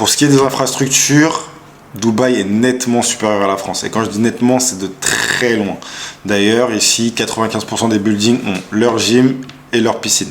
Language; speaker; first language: French; native; French